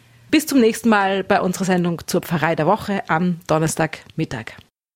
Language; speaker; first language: German; native; German